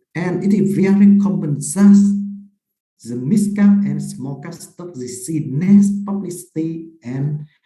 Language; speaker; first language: English; non-native, fluent; Vietnamese